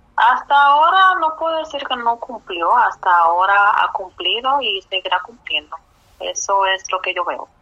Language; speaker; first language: Spanish; native; Spanish